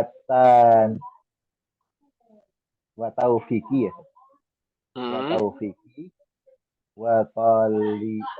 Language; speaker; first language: Arabic; non-native, learner; Indonesian